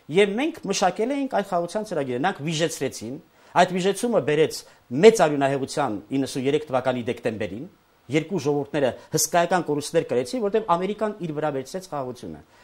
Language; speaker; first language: Armenian; native; Armenian